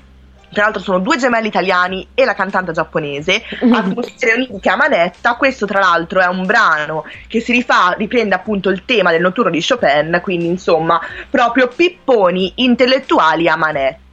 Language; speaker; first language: Italian; native; Italian